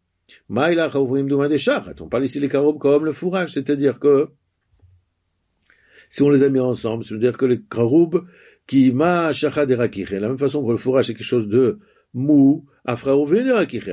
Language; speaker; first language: French; native; French